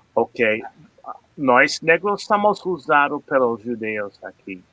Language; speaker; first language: Portuguese; non-native, learner; English